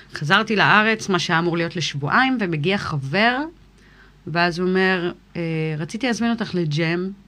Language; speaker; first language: Hebrew; early bilingual, other home language; English